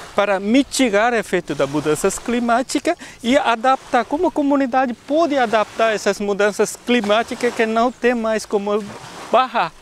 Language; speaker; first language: Portuguese; non-native, fluent; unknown